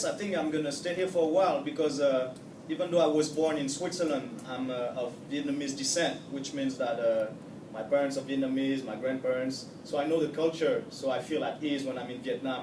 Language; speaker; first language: English; non-native, fluent; French